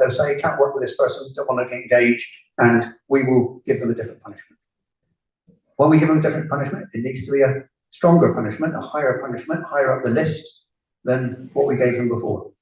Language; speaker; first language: English; native; English